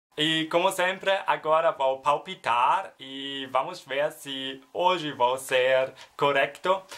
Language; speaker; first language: Portuguese; non-native, learner; German